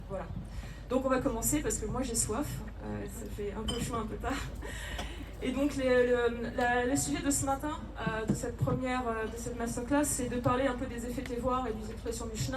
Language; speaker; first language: French; native; French